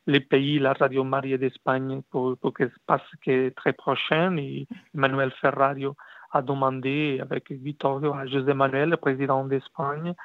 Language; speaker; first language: French; non-native, learner; Portuguese